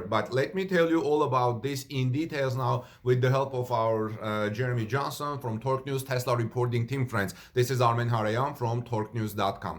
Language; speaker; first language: English; non-native, fluent; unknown